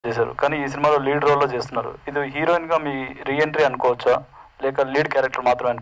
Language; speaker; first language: Telugu; native; Telugu